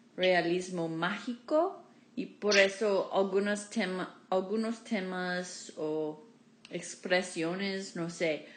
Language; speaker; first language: Spanish; non-native, fluent; English